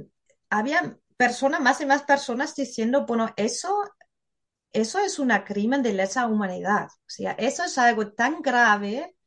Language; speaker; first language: Spanish; non-native, fluent; German